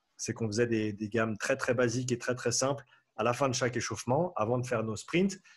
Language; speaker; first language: French; native; French